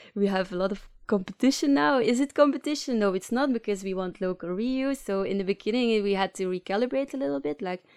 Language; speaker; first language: English; non-native, fluent; Dutch